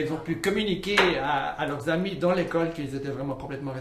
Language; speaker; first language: French; native; French